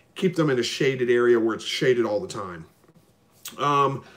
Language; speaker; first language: English; native; English